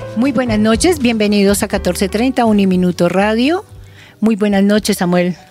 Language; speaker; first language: Spanish; native; Spanish